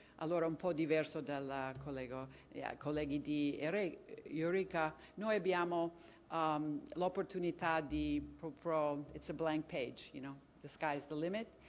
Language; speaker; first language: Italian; non-native, fluent; English